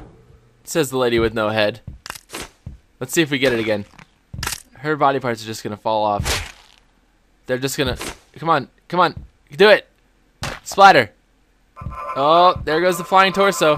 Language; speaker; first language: English; native; English